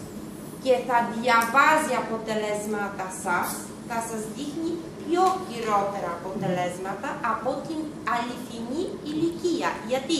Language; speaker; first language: Greek; non-native, fluent; Russian